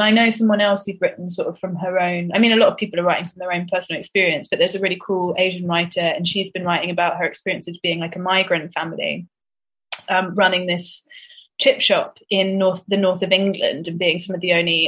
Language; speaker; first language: English; native; English